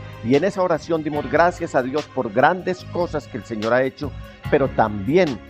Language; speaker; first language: Spanish; native; Spanish